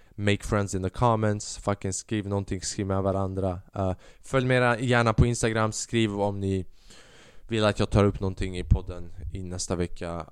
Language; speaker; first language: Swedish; early bilingual, other home language; Albanian